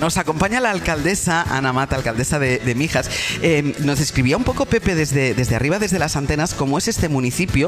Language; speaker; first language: Spanish; native; Spanish